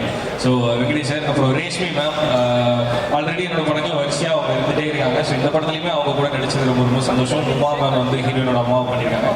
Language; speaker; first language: Tamil; native; Tamil